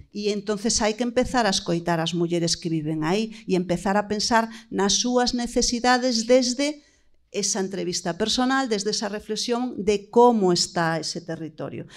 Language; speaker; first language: Galician; native; Galician